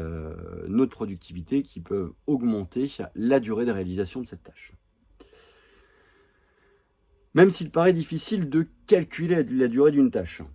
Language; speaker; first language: French; native; French